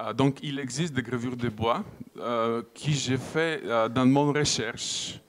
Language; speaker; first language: French; non-native, fluent; Bulgarian